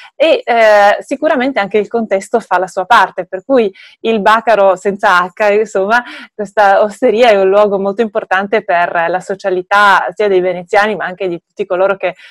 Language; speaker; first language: Italian; native; Italian